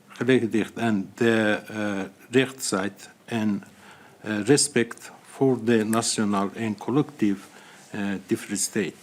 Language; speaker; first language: Dutch; non-native, fluent; Azerbaijani